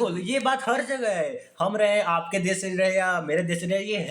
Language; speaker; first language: Hindi; native; Hindi